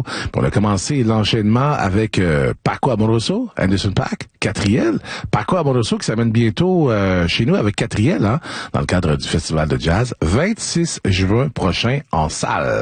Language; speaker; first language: French; native; French